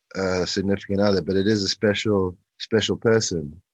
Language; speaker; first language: English; native; English